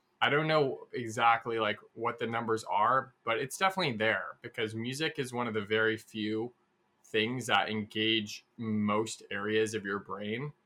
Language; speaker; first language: English; native; English